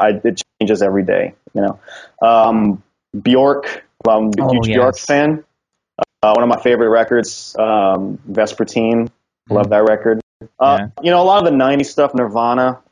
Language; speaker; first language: English; native; English